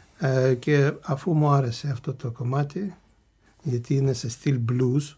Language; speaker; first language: Greek; non-native, fluent; Russian